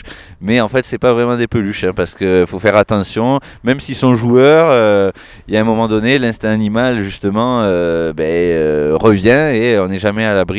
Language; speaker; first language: French; native; French